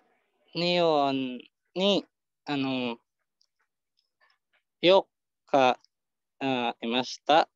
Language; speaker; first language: Japanese; non-native, learner; Filipino